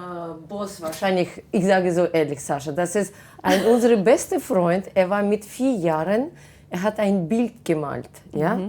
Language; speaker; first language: German; non-native, fluent; Russian